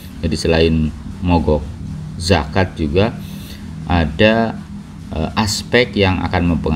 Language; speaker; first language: Indonesian; native; Indonesian